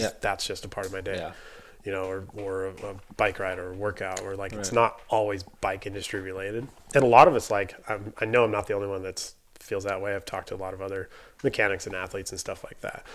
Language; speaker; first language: English; native; English